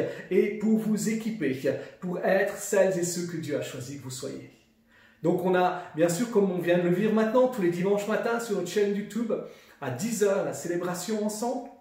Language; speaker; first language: French; native; French